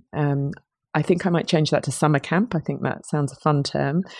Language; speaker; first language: English; native; English